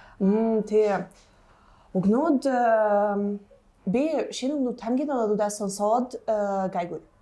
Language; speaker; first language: Mongolian; non-native, learner; Hungarian